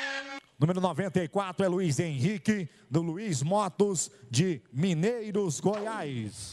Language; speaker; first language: Portuguese; native; Portuguese